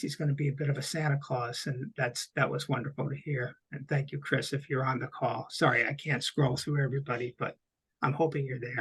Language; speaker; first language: English; native; English